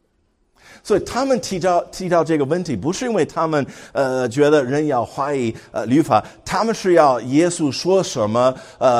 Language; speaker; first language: Chinese; non-native, fluent; English